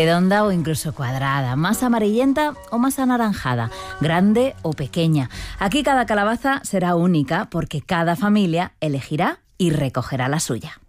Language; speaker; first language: Spanish; native; Spanish